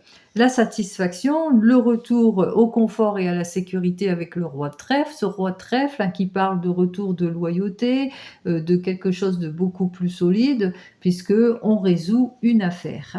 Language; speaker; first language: French; native; French